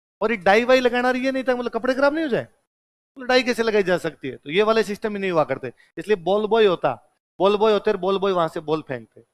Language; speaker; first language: Hindi; native; Hindi